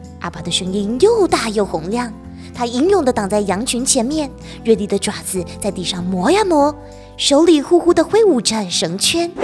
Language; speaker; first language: Chinese; native; Chinese